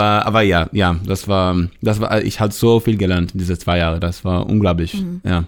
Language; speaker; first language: German; non-native, learner; Hebrew